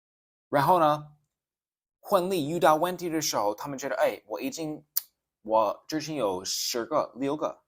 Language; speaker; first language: Chinese; non-native, fluent; English